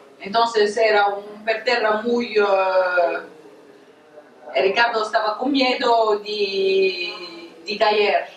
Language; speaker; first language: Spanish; non-native, learner; Italian